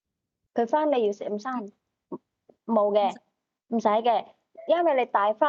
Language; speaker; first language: Cantonese; native; Cantonese